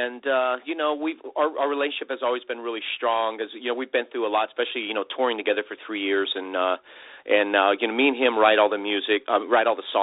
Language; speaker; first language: English; native; English